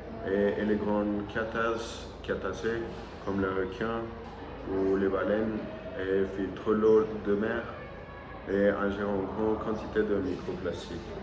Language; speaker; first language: French; non-native, learner; Spanish